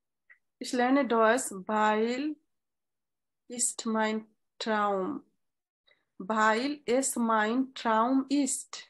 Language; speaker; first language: German; non-native, fluent; Bangla